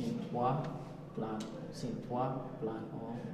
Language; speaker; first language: French; non-native, learner; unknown